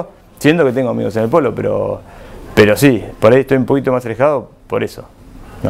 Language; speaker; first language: Spanish; native; Spanish